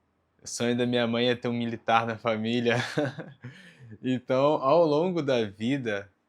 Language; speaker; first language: Portuguese; native; Portuguese